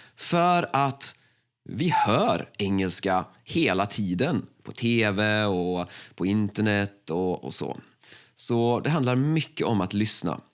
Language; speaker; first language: Swedish; native; Swedish